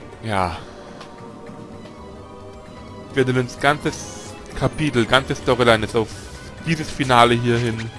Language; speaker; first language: German; native; German